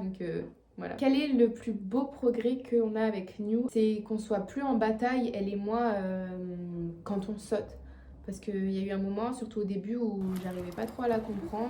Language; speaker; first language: French; native; French